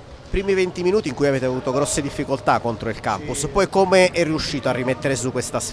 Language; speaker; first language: Italian; native; Italian